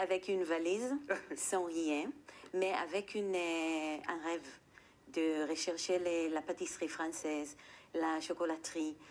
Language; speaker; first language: French; non-native, fluent; Hebrew